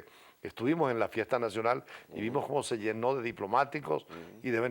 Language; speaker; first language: Spanish; native; Spanish